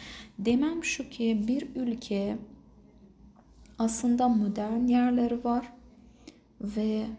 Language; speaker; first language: Turkish; non-native, fluent; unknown